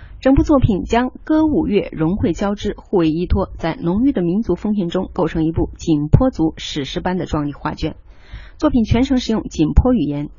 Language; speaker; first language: Chinese; native; Chinese